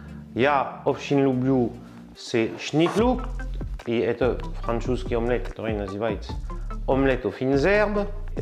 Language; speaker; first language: Russian; non-native, learner; French